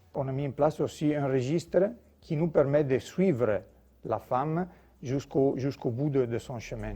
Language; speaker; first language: French; non-native, fluent; Italian